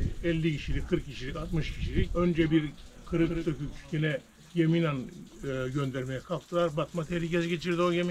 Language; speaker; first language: Turkish; native; Turkish